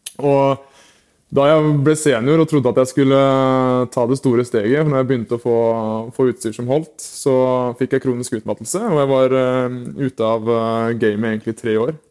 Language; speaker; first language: Norwegian; native; Norwegian